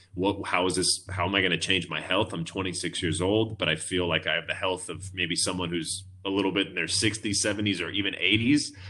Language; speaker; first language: English; native; English